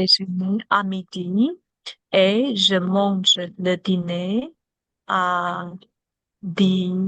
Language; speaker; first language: French; non-native, learner; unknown